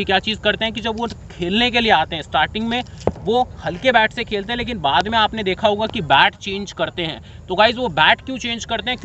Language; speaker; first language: Hindi; native; Hindi